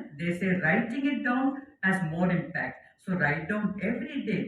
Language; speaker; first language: English; non-native, local second language; Malayalam